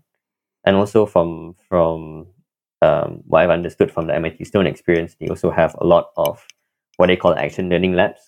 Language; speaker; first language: English; non-native, local second language; Malay